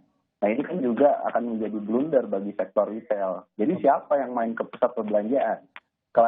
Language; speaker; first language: Indonesian; native; Indonesian